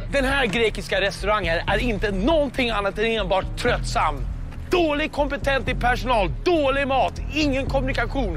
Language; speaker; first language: Swedish; native; Swedish